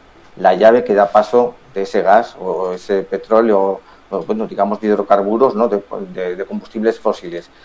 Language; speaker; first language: Spanish; native; Spanish